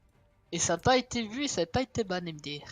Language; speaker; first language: French; native; French